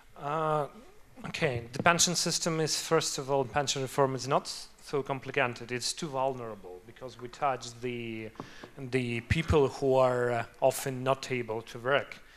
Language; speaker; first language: English; non-native, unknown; Ukrainian